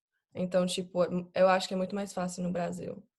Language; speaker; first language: Portuguese; non-native, fluent; English